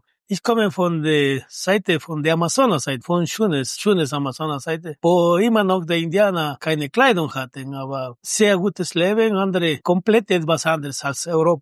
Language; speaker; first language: German; non-native, learner; Spanish